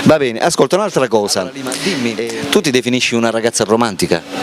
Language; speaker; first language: Italian; native; Italian